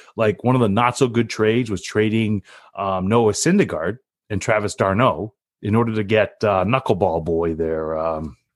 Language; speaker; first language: English; native; English